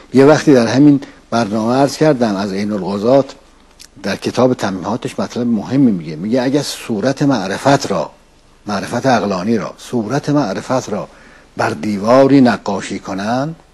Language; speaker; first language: Persian; native; Persian